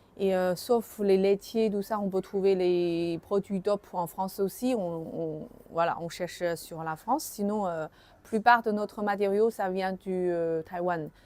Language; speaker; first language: French; non-native, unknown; Chinese